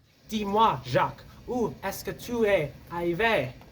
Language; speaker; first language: French; non-native, learner; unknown